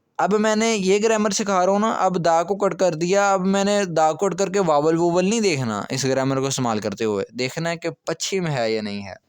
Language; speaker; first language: Urdu; non-native, local second language; Punjabi